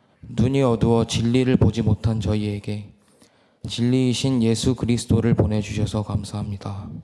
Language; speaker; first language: Korean; native; Korean